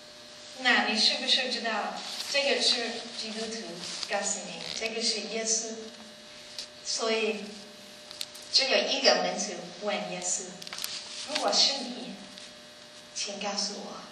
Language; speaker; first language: Chinese; non-native, learner; English